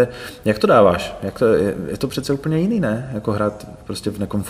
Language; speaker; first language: Czech; native; Czech